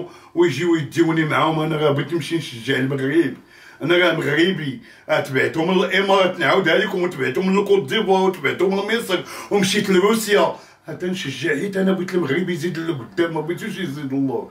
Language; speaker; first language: Arabic; native; Arabic